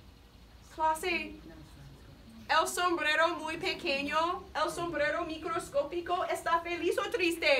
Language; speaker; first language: Spanish; non-native, fluent; English